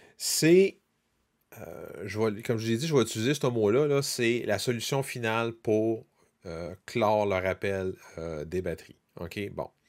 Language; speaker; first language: French; native; French